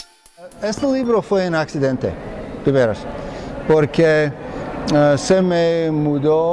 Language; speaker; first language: Spanish; non-native, fluent; English